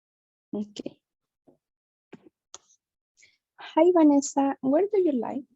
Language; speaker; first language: English; non-native, learner; Spanish